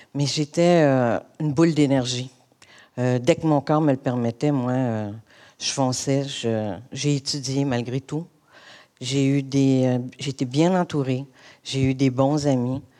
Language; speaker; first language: French; native; French